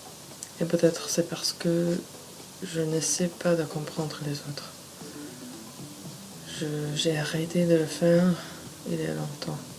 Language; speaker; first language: French; non-native, fluent; English